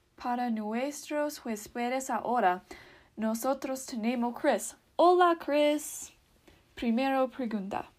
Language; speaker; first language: Spanish; non-native, learner; English